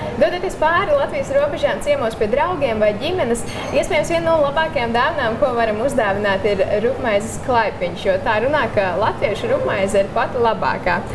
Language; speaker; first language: Latvian; native; Latvian